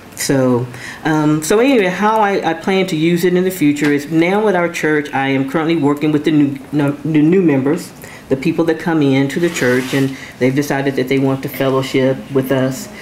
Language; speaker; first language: English; native; English